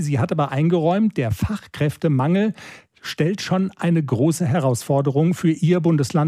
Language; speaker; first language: German; native; German